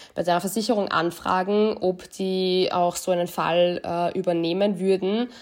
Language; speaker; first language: German; native; German